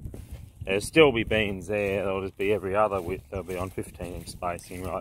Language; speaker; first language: English; native; English